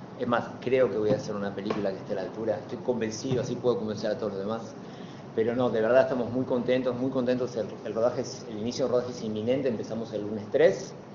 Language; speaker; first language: Spanish; native; Spanish